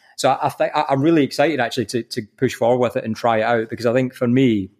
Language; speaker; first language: English; native; English